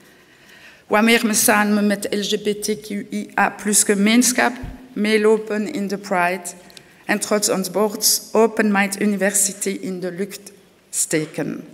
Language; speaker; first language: Dutch; non-native, local second language; French